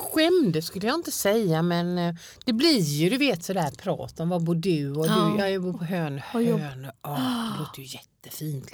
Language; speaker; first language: Swedish; native; Swedish